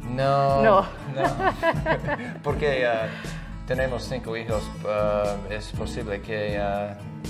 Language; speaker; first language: Spanish; non-native, learner; English